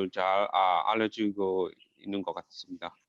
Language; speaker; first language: Korean; non-native, fluent; Burmese